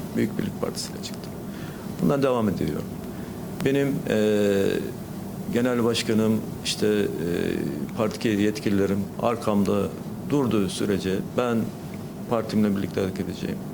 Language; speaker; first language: Turkish; native; Turkish